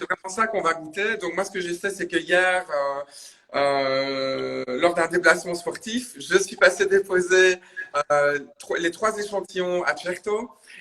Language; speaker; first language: French; native; French